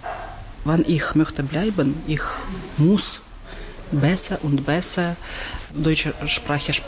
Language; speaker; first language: German; non-native, learner; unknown